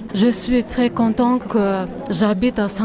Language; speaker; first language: French; non-native, learner; Kyrgyz